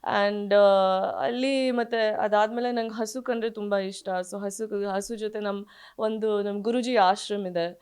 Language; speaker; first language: Kannada; early bilingual, heritage; Kannada